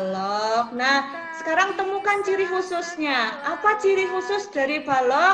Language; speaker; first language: Indonesian; native; Indonesian